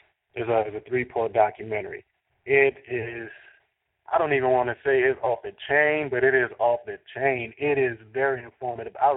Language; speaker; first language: English; native; English